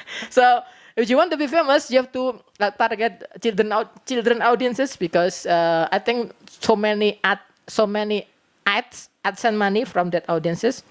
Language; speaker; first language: English; non-native, learner; Indonesian